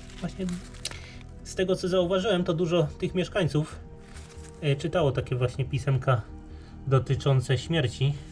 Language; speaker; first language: Polish; native; Polish